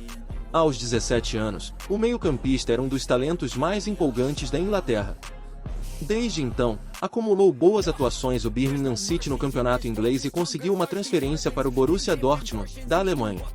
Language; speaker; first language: Portuguese; native; Portuguese